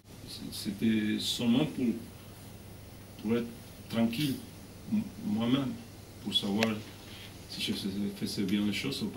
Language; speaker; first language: French; non-native, fluent; Spanish